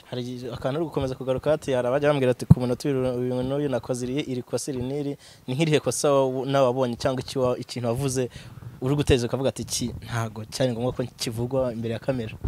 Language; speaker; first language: Kinyarwanda; native; Kinyarwanda